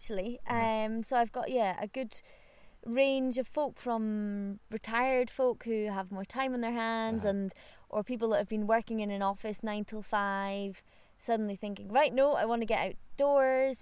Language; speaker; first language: English; native; English